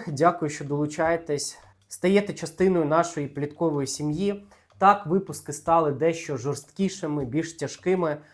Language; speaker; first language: Ukrainian; native; Ukrainian